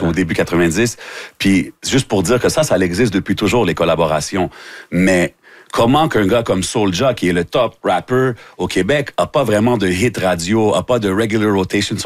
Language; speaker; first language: French; native; French